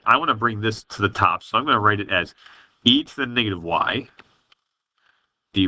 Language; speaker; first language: English; native; English